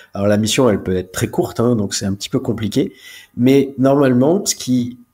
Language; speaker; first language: French; native; French